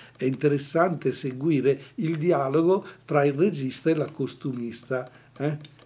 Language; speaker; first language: Italian; native; Italian